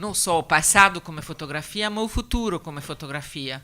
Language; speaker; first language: Portuguese; non-native, learner; Italian